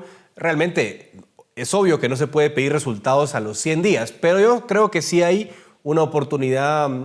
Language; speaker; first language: Spanish; native; Spanish